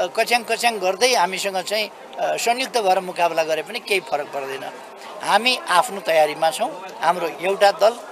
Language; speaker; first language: Nepali; native; Nepali